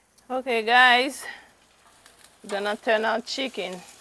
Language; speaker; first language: English; non-native, fluent; Haitian Creole